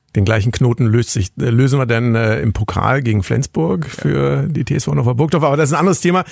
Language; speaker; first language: German; native; German